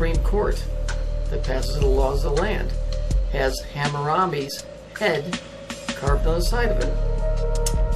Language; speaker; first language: English; native; English